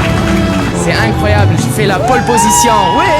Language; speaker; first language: French; non-native, local second language; Luxembourgish